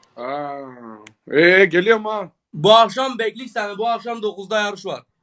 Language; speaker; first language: Turkish; native; Turkish